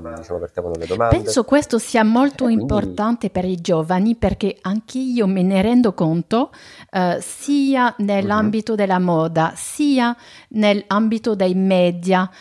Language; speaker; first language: Italian; non-native, fluent; French